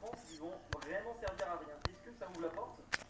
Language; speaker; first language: French; native; French